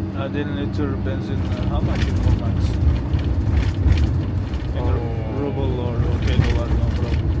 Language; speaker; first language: English; non-native, learner; Turkish